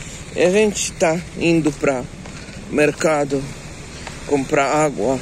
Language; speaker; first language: Portuguese; non-native, local second language; Kabuverdianu